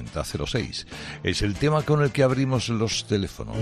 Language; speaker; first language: Spanish; native; Spanish